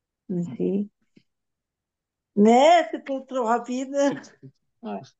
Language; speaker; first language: French; non-native, learner; Portuguese